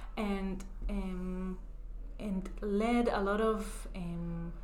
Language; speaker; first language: English; non-native, fluent; Hebrew